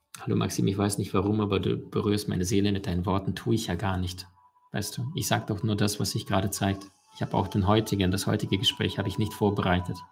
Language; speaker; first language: German; early bilingual, other home language; Russian